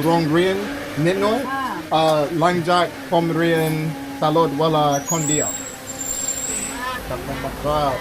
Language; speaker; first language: Thai; non-native, learner; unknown